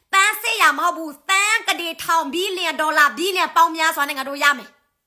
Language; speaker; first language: Burmese; non-native, local second language; S'gaw Karen